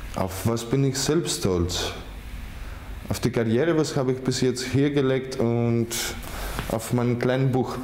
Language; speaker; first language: German; non-native, fluent; Greek